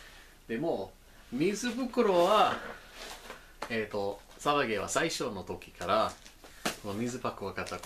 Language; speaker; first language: Japanese; non-native, learner; English